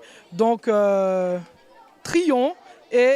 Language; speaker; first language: French; native; French